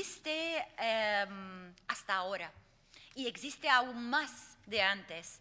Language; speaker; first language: Spanish; non-native, fluent; Arabic